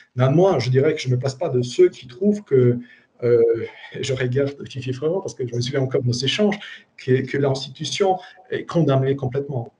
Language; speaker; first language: French; non-native, fluent; Polish